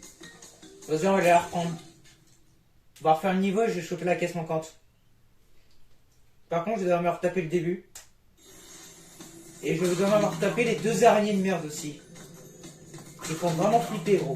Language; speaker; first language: French; native; French